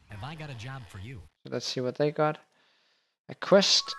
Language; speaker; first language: English; non-native, fluent; Danish